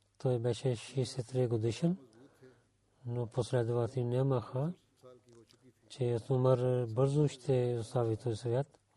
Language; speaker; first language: Bulgarian; non-native, learner; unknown